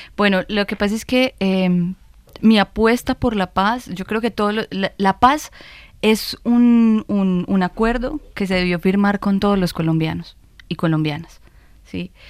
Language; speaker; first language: Spanish; native; Spanish